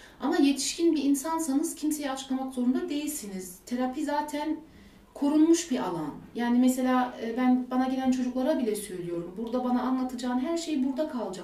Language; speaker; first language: Turkish; early bilingual, heritage; Turkish